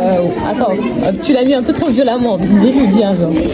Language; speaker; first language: French; native; French